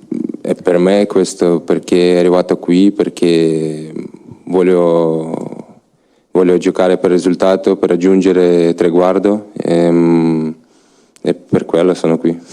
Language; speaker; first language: Italian; non-native, learner; Ukrainian